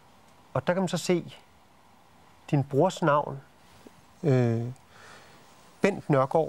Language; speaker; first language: Danish; native; Danish